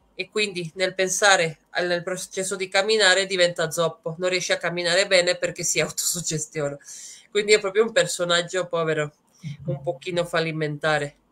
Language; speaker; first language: Italian; native; Italian